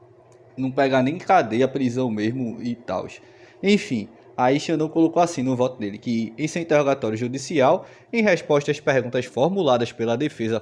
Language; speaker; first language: Portuguese; native; Portuguese